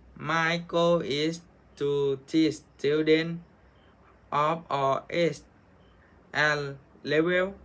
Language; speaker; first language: English; non-native, learner; Thai